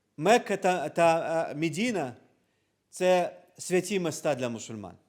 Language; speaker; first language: Ukrainian; non-native, local second language; Crimean Tatar